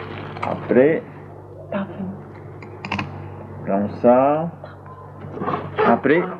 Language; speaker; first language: French; non-native, local second language; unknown